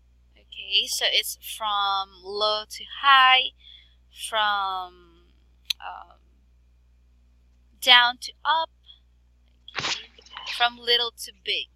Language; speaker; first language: English; non-native, fluent; Filipino